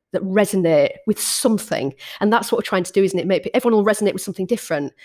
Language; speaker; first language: English; native; English